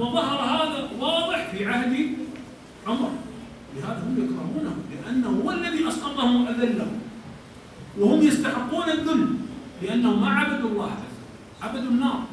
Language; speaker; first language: Arabic; native; Arabic